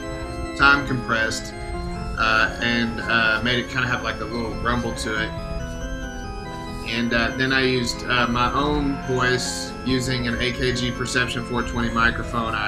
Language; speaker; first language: English; native; English